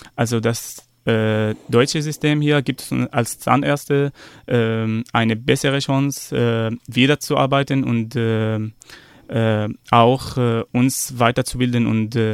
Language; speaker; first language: German; non-native, learner; Arabic